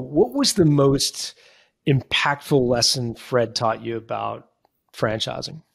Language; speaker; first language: English; native; English